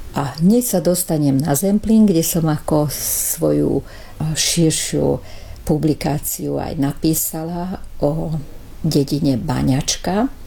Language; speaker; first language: Slovak; early bilingual, heritage; Slovak